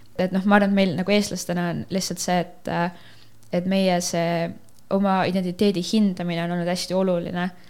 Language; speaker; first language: Estonian; native; Estonian